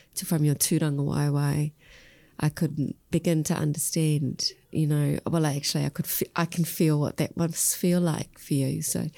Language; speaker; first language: English; native; English